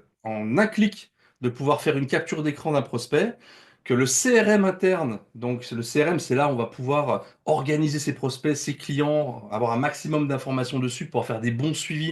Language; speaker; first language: French; native; French